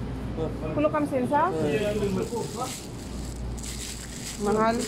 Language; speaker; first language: Arabic; non-native, learner; Filipino